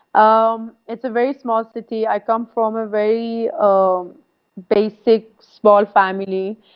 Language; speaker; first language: English; non-native, fluent; Persian